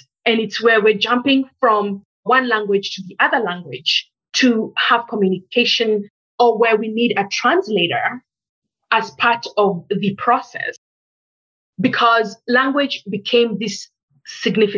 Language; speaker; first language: English; native; English